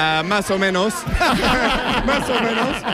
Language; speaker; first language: Spanish; non-native, learner; English